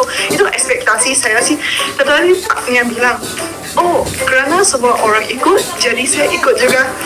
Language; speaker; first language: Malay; non-native, local second language; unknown